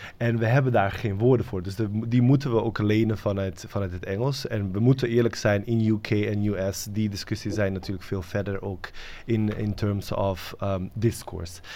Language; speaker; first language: Dutch; non-native, fluent; Bosnian